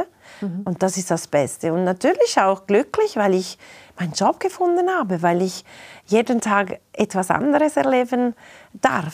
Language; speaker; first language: German; non-native, local second language; Italian